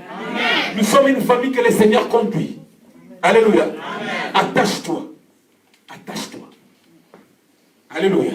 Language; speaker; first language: French; non-native, local second language; Lingala